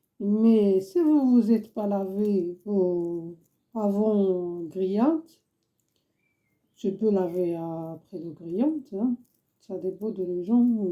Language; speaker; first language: French; non-native, learner; Arabic